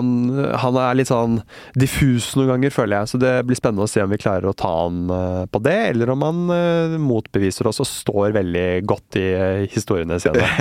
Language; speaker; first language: Norwegian; native; Norwegian